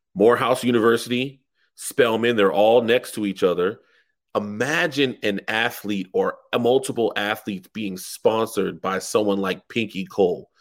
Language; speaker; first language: English; native; English